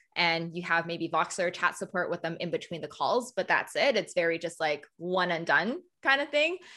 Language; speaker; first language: English; native; English